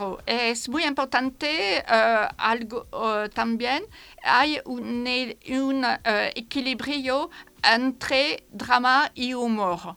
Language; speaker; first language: Spanish; non-native, fluent; French